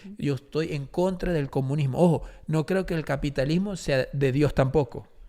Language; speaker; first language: Spanish; native; Spanish